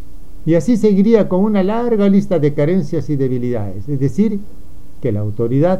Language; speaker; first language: Spanish; native; Spanish